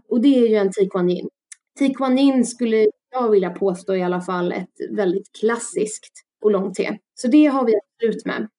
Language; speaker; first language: Swedish; early bilingual, other home language; Russian